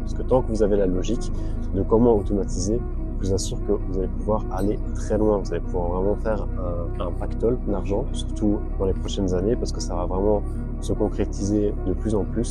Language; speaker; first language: French; native; French